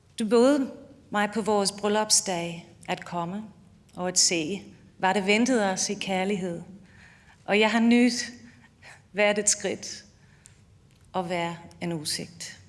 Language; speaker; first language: Danish; non-native, fluent; English